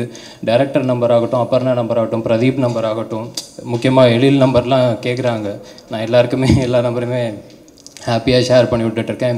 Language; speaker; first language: Tamil; native; Tamil